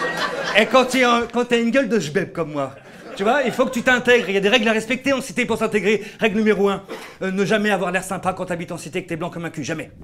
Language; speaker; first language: French; native; French